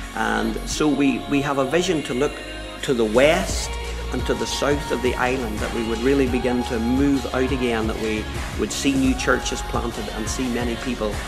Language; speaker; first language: English; native; English